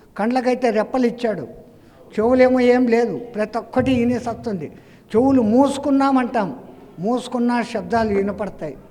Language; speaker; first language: Telugu; non-native, fluent; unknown